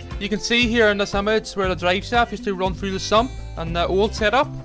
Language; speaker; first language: English; native; English